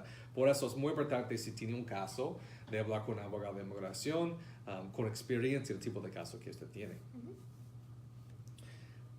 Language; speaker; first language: Spanish; non-native, fluent; English